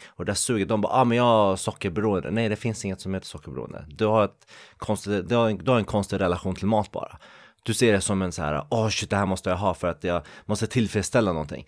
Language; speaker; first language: Swedish; early bilingual, other home language; Kurdish